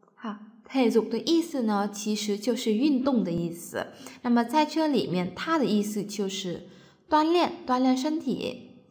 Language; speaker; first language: Chinese; non-native, fluent; Vietnamese